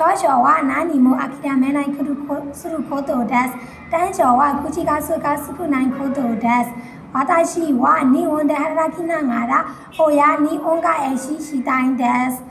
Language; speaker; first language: Japanese; non-native, learner; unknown